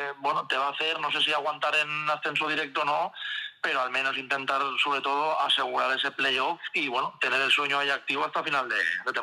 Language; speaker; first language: Spanish; native; Spanish